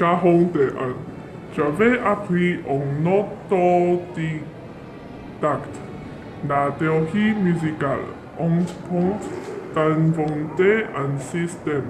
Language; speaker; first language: French; non-native, learner; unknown